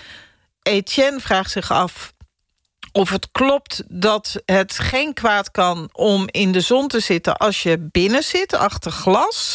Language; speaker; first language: Dutch; native; Dutch